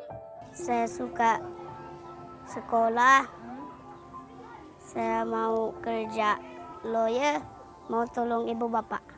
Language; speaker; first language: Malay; early bilingual, other home language; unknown